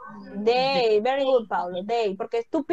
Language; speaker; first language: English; non-native, fluent; Spanish